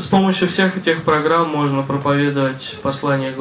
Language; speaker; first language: Russian; native; Russian